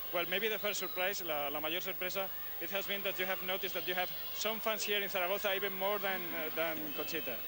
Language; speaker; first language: English; non-native, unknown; Spanish